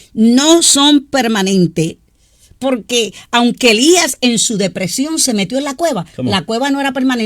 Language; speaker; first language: Spanish; native; Spanish